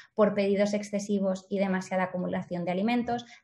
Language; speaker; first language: Spanish; native; Spanish